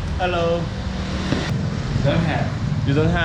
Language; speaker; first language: English; non-native, learner; Korean